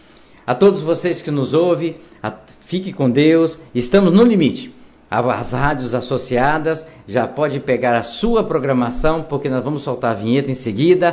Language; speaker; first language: Portuguese; native; Portuguese